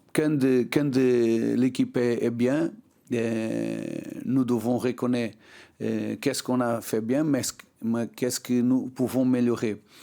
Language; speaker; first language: French; non-native, learner; Portuguese